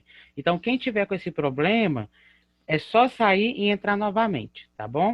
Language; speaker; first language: Portuguese; native; Portuguese